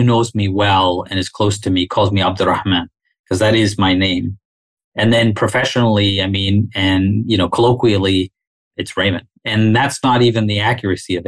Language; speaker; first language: English; non-native, local second language; Swahili